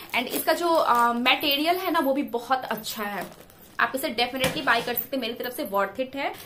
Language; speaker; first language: Hindi; native; Hindi